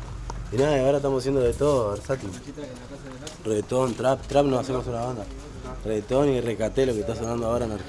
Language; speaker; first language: Spanish; native; Spanish